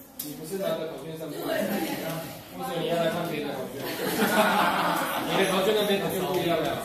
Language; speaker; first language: Chinese; native; Chinese